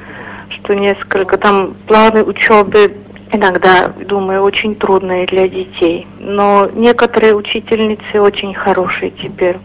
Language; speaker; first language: Russian; non-native, fluent; Czech